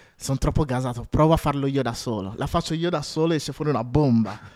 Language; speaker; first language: Italian; early bilingual, other home language; Akan